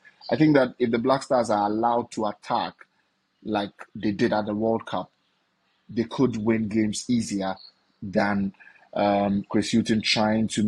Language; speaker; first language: English; non-native, local second language; Akan